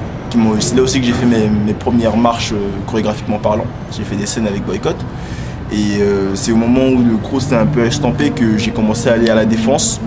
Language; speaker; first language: French; native; French